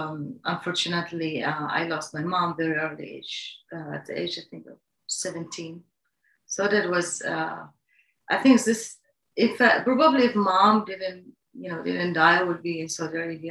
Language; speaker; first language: English; non-native, fluent; Arabic